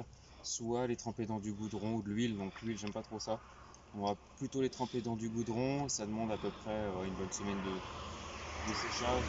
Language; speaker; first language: French; native; French